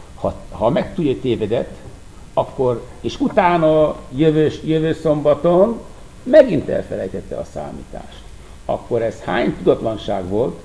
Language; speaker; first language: Hungarian; non-native, fluent; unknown